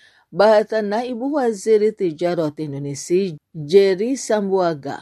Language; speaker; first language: Arabic; non-native, fluent; Indonesian